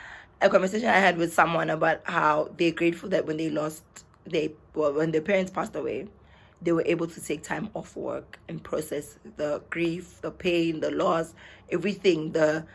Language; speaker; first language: English; non-native, local second language; Zulu